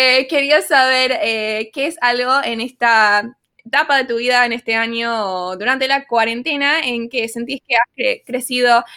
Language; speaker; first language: Spanish; early bilingual, other home language; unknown